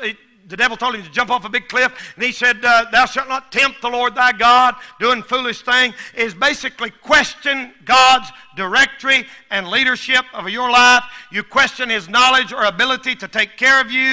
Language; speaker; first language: English; native; English